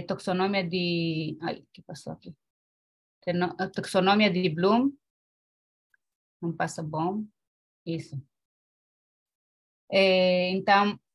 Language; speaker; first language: Portuguese; non-native, learner; Spanish